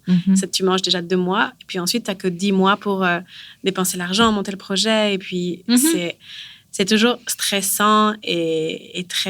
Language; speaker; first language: French; native; French